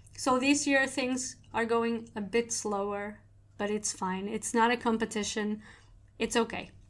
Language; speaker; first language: English; non-native, fluent; Portuguese